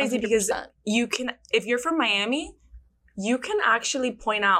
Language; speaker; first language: English; early bilingual, other home language; Spanish